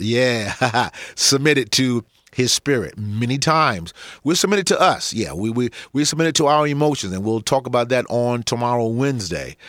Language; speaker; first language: English; native; English